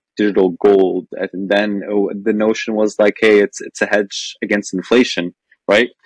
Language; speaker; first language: English; non-native, fluent; Arabic